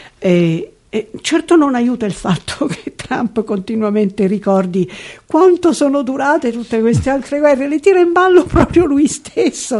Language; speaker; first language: Italian; native; Italian